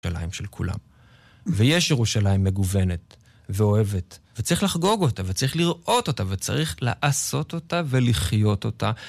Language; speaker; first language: Hebrew; native; Hebrew